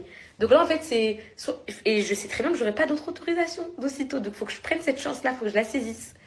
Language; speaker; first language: French; native; French